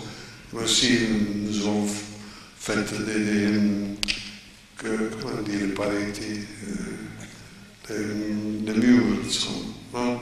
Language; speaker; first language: French; non-native, fluent; Italian